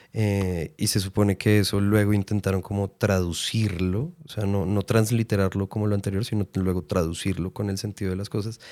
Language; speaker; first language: Spanish; native; Spanish